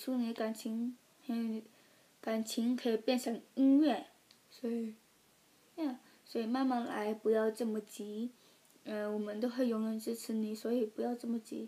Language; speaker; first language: Chinese; early bilingual, heritage; Chinese